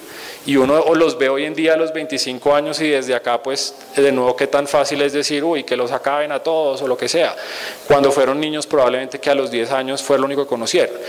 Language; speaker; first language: Spanish; native; Spanish